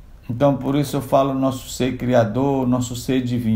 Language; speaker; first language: Portuguese; non-native, local second language; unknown